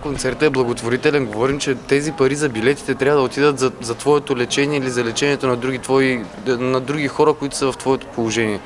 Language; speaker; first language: Bulgarian; native; Bulgarian